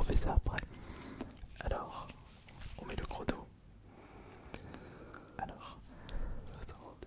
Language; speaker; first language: French; native; French